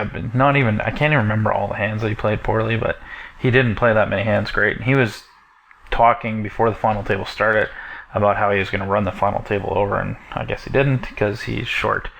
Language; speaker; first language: English; native; English